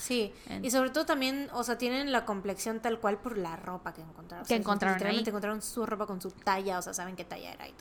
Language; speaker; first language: Spanish; native; Spanish